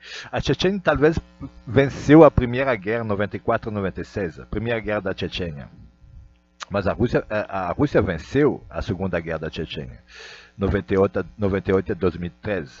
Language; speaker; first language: Portuguese; non-native, fluent; Russian